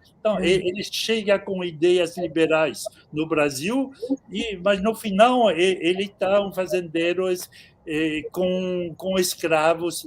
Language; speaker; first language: Portuguese; non-native, fluent; French